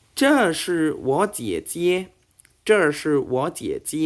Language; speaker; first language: Chinese; non-native, fluent; Thai